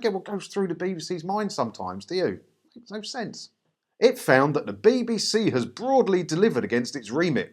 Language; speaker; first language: English; native; English